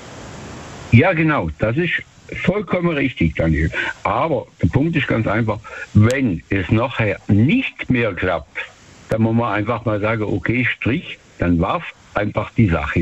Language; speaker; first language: German; native; German